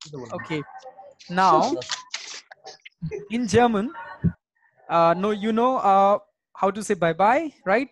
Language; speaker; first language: English; non-native, local second language; Hindi